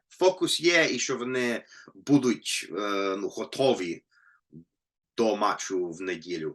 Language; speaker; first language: Ukrainian; non-native, fluent; English